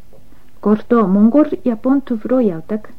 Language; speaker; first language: Mongolian; non-native, fluent; Japanese